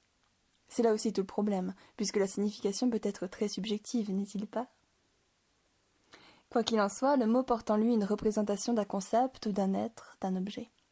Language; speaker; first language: French; native; French